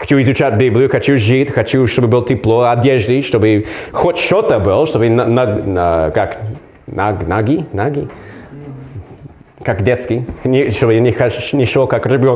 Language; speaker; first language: Russian; non-native, learner; English